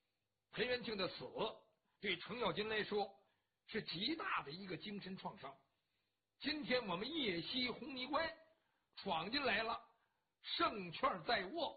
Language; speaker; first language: Chinese; native; Chinese